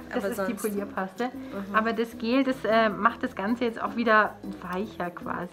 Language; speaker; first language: German; native; German